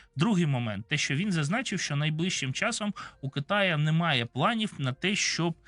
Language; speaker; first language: Ukrainian; non-native, local second language; Russian